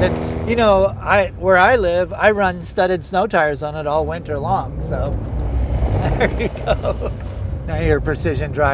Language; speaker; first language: English; native; English